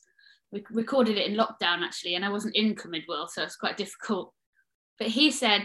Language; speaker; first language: English; native; English